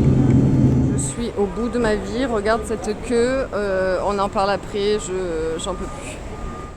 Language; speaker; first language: French; native; French